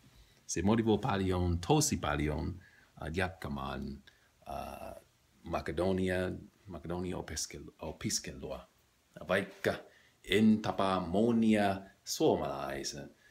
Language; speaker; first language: Finnish; non-native, learner; English